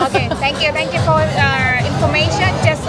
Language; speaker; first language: English; non-native, learner; Vietnamese